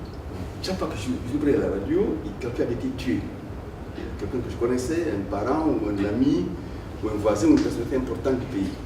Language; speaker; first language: French; non-native, local second language; Fula